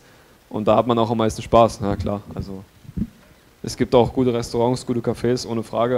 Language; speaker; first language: German; native; German